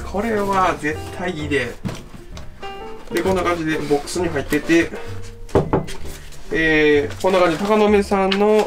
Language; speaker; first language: Japanese; native; Japanese